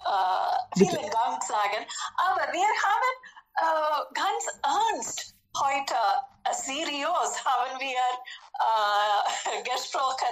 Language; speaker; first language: German; non-native, fluent; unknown